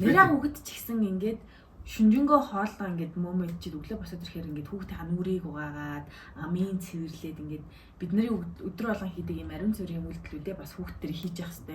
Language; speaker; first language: Mongolian; native; Mongolian